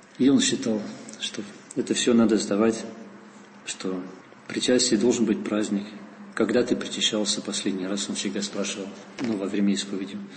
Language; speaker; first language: Russian; non-native, fluent; Dutch